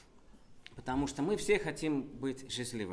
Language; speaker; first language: Russian; non-native, fluent; Spanish